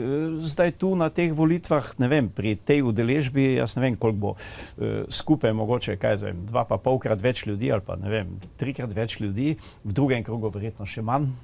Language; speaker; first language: Slovenian; native; Slovenian